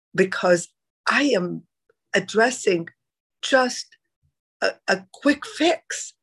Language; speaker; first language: English; non-native, fluent; Arabic